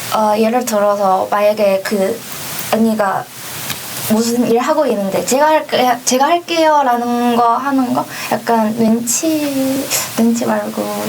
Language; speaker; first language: Korean; non-native, fluent; Chinese